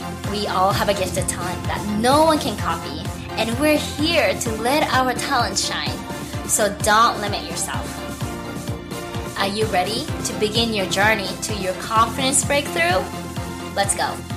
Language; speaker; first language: English; non-native, fluent; Japanese